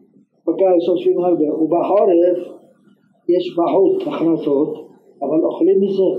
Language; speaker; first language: Hebrew; non-native, fluent; Arabic